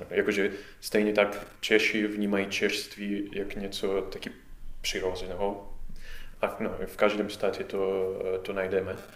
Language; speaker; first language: Czech; non-native, fluent; Russian